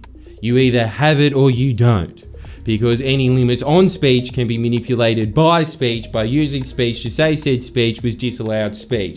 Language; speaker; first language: English; native; English